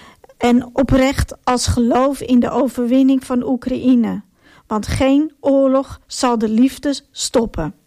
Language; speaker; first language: Dutch; non-native, fluent; Ukrainian